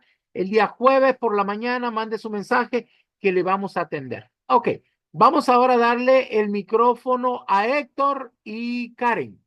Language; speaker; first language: Spanish; native; Spanish